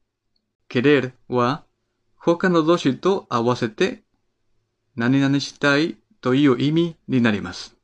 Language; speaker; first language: Japanese; non-native, fluent; Spanish